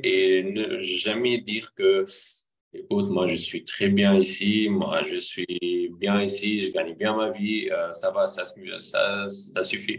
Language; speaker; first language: French; non-native, fluent; Arabic